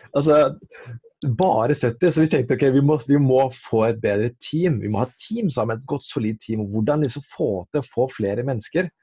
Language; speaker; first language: Norwegian; native; Norwegian